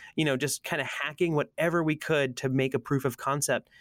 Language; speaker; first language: English; native; English